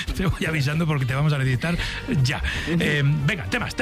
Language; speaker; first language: Spanish; native; Spanish